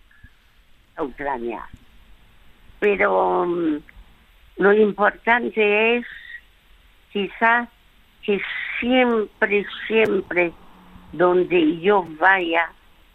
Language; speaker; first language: Spanish; early bilingual, other home language; French